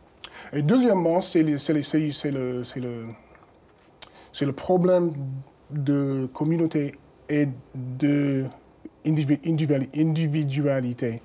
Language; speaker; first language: French; non-native, fluent; English